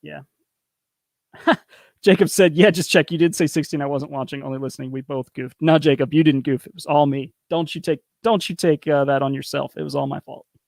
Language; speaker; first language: English; native; English